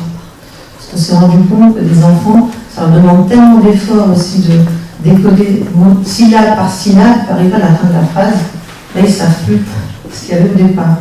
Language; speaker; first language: French; native; French